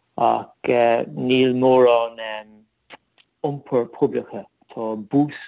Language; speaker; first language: Irish; non-native, learner; English